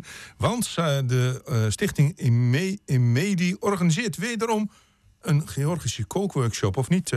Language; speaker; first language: Dutch; native; Dutch